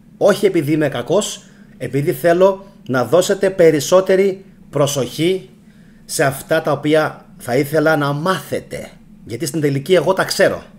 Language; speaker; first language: Greek; early bilingual, heritage; Greek